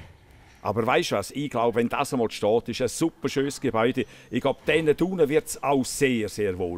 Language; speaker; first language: German; native; German